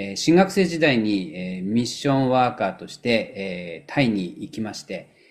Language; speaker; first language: Japanese; native; Japanese